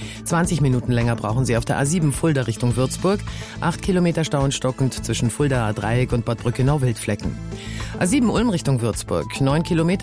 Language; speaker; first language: German; native; German